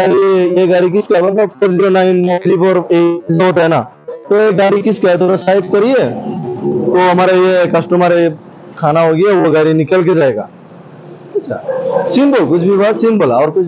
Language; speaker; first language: Hindi; non-native, local second language; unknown